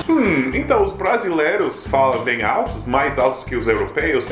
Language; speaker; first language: Portuguese; non-native, fluent; English